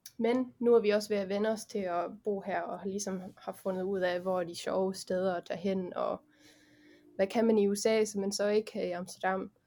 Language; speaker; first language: Danish; early bilingual, heritage; Danish